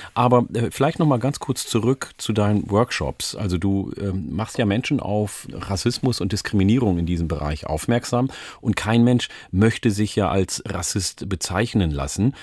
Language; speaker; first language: German; early bilingual, other home language; Oromo